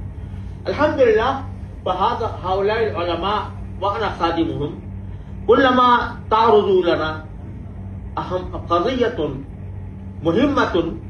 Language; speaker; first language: Arabic; non-native, fluent; Urdu